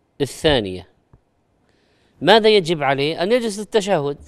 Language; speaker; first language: Arabic; native; Arabic